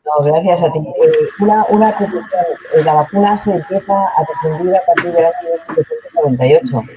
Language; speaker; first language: Spanish; native; Spanish